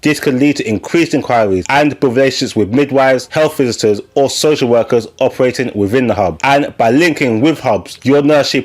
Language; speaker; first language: English; native; English